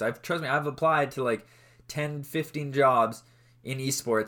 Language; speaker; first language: English; native; English